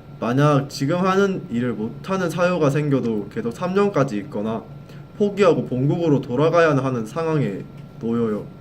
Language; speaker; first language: Korean; non-native, fluent; Thai